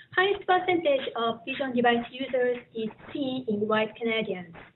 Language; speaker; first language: English; non-native, fluent; Japanese